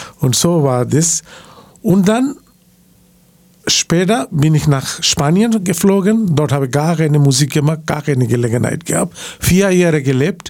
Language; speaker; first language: German; non-native, learner; Bangla